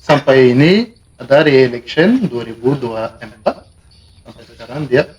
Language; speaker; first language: Indonesian; non-native, learner; Malagasy